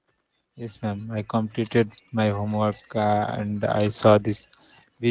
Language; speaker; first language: English; non-native, learner; Bangla